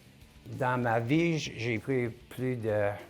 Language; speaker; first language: French; non-native, local second language; English